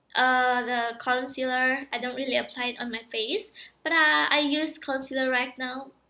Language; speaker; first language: English; non-native, fluent; Indonesian